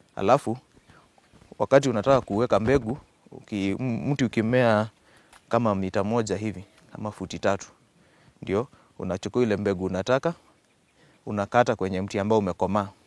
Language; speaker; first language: Swahili; non-native, local second language; Kamba